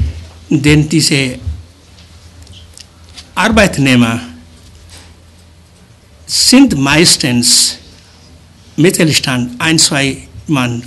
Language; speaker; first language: German; early bilingual, other home language; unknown